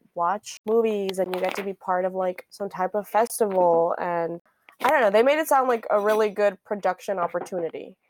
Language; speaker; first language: English; native; English